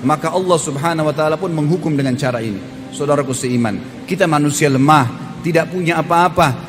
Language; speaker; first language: Indonesian; native; Indonesian